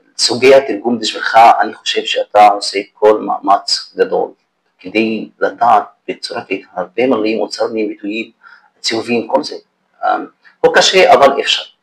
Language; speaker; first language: Hebrew; non-native, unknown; Arabic